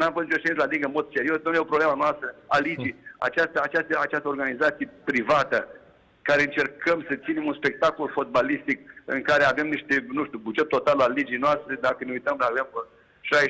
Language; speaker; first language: Romanian; native; Romanian